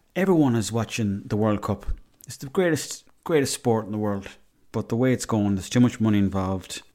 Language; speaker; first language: English; native; English